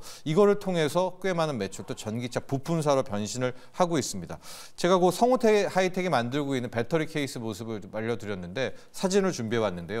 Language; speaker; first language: Korean; native; Korean